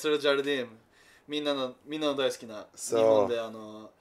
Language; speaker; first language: Japanese; native; Japanese